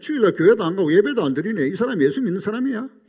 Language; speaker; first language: Korean; native; Korean